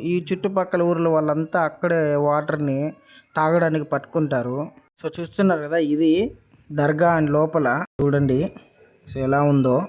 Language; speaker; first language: Telugu; non-native, local second language; Urdu